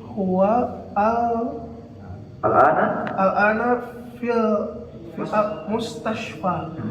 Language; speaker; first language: Arabic; non-native, learner; Indonesian